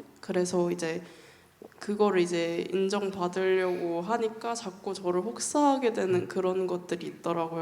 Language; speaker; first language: Korean; native; Korean